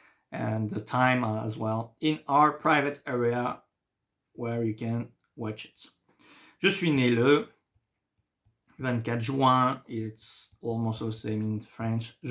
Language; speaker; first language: English; non-native, fluent; French